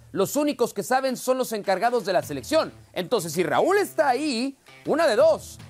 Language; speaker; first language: Spanish; native; Spanish